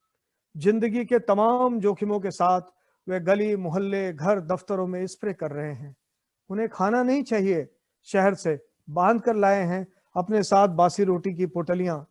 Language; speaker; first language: Hindi; native; Hindi